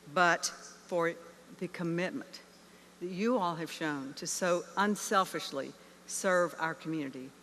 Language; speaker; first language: English; native; English